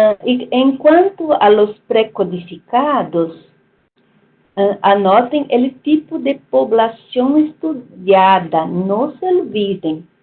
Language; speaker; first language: Spanish; non-native, fluent; Portuguese